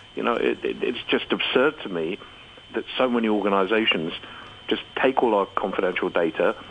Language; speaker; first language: English; native; English